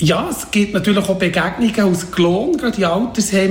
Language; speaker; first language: German; native; German